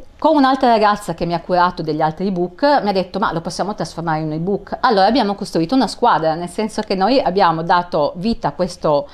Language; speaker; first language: Italian; native; Italian